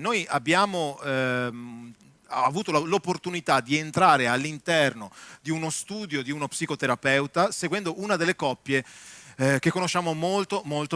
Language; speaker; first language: Italian; native; Italian